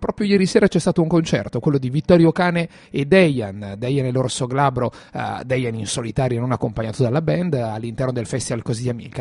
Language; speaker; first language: Italian; native; Italian